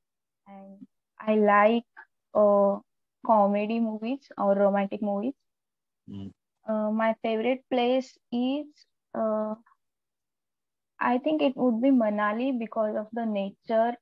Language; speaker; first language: English; non-native, local second language; Marathi